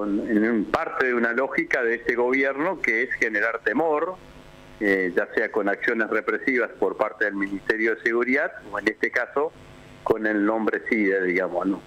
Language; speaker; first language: Spanish; native; Spanish